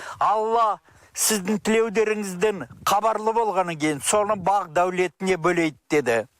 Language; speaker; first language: Kazakh; native; Kazakh